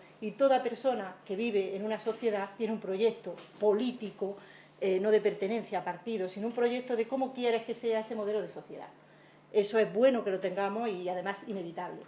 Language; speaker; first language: Spanish; native; Spanish